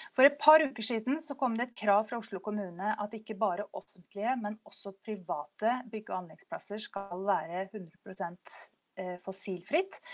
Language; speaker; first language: Norwegian; native; Norwegian